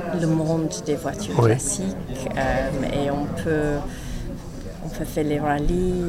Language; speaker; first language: French; non-native, learner; English